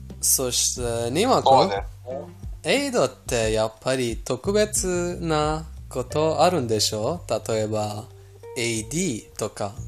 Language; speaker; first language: Japanese; non-native, fluent; Persian